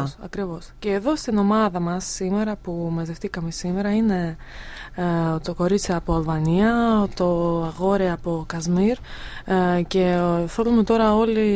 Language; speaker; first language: Greek; non-native, fluent; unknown